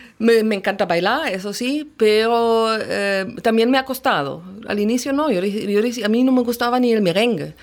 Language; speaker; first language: Spanish; non-native, fluent; German